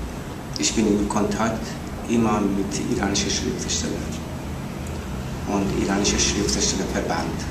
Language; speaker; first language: German; non-native, learner; Persian